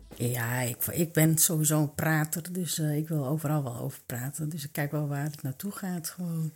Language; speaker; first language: Dutch; early bilingual, other home language; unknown